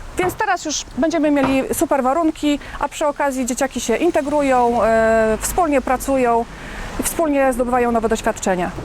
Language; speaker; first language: Polish; native; Polish